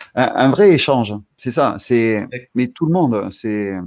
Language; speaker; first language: French; native; French